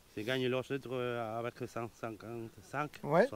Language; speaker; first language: French; non-native, learner; Spanish